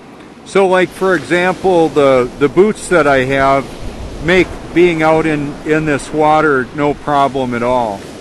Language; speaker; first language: English; native; English